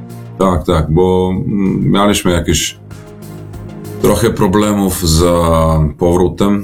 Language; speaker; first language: Polish; non-native, learner; Serbian